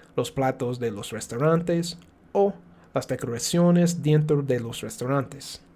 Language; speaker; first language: Spanish; non-native, learner; English